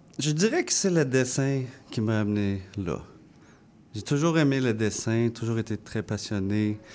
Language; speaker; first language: French; non-native, local second language; English